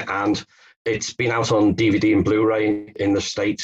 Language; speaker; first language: English; native; English